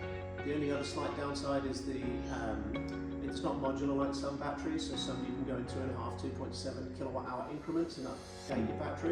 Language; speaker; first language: English; native; English